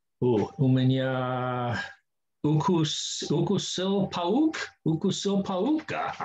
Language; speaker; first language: Russian; non-native, learner; English